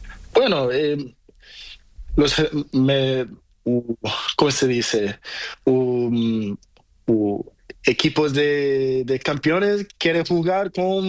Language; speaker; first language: Spanish; non-native, learner; Portuguese